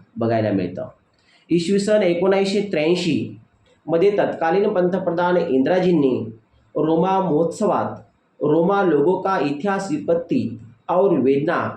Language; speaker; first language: Marathi; non-native, local second language; Lambadi